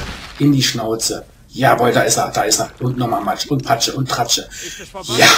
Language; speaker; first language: German; native; German